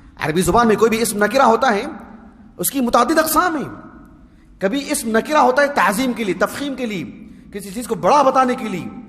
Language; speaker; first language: Urdu; native; Urdu